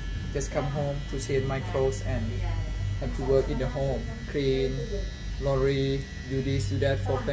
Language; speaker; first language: English; non-native, learner; Thai